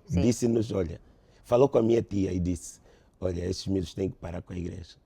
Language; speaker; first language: Portuguese; native; Portuguese